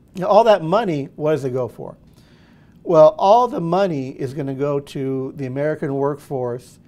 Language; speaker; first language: English; early bilingual, other home language; Spanish